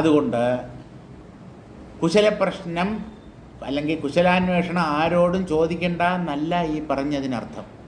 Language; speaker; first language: Malayalam; native; Malayalam